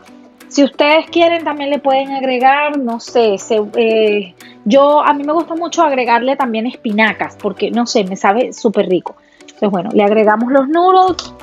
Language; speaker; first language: Spanish; native; Spanish